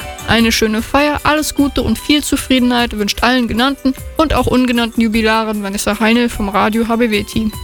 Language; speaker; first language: German; native; German